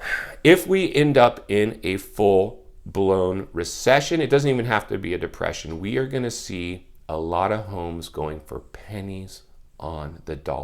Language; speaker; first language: English; native; English